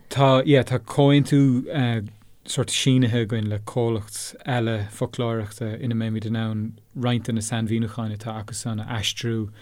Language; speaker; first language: Irish; non-native, local second language; English